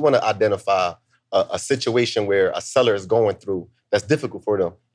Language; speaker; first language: English; native; English